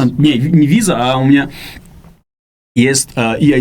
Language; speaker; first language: Russian; non-native, local second language; Uzbek